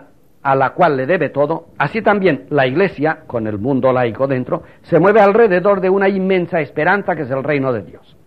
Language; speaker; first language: Spanish; native; Spanish